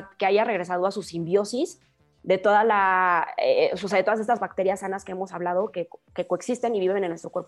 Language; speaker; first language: Spanish; native; Spanish